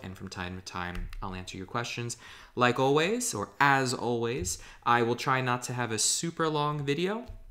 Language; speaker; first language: English; native; English